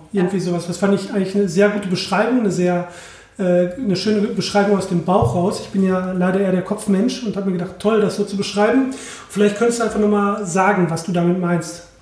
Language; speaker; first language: German; native; German